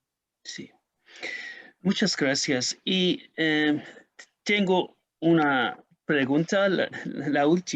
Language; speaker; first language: Spanish; non-native, learner; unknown